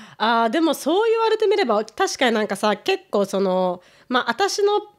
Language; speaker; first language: Japanese; native; Japanese